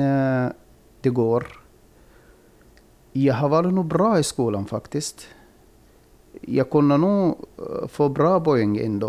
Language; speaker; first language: Swedish; non-native, fluent; Arabic